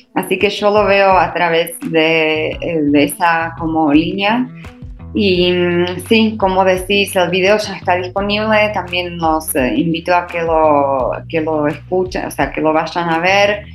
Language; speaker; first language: Spanish; non-native, fluent; Slovak